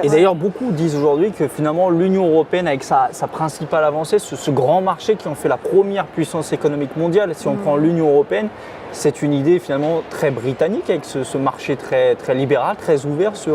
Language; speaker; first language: French; native; French